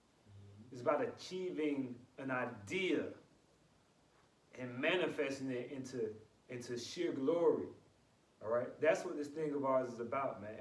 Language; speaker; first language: English; native; English